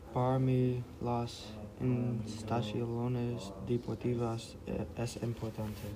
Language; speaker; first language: Spanish; non-native, learner; English